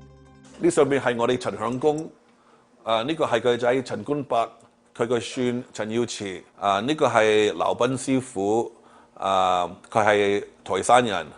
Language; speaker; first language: Cantonese; early bilingual, heritage; Cantonese